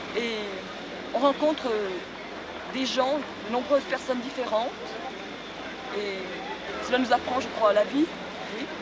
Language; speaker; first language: French; native; French